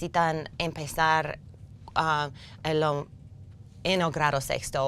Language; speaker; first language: Spanish; non-native, learner; English